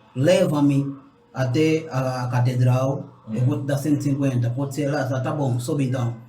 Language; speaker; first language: Portuguese; native; Portuguese